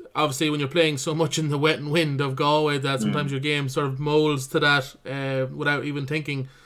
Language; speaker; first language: English; native; English